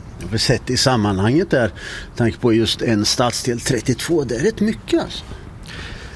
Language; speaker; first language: Swedish; native; Swedish